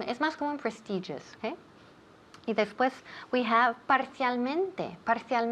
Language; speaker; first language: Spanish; non-native, fluent; English